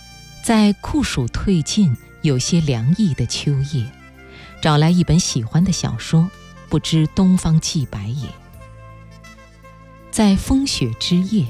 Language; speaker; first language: Chinese; native; Chinese